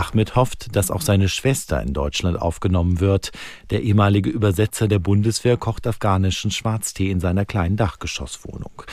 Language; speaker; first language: German; native; German